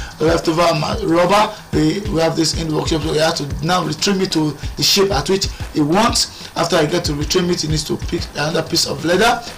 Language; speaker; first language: English; non-native, local second language; Yoruba